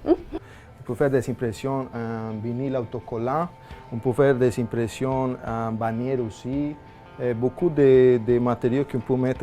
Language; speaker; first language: French; non-native, fluent; Spanish